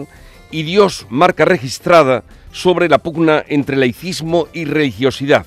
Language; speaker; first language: Spanish; native; Spanish